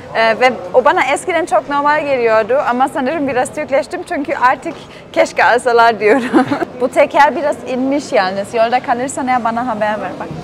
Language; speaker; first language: Turkish; non-native, fluent; German